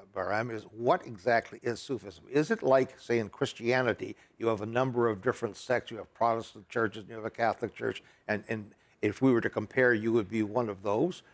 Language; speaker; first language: English; native; English